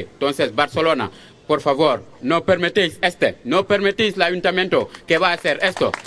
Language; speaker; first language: Spanish; non-native, fluent; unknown